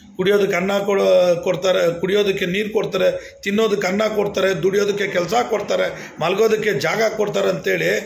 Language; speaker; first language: Kannada; native; Kannada